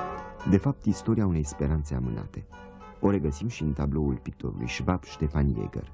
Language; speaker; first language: Romanian; native; Romanian